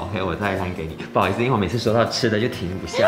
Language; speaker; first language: Chinese; native; Chinese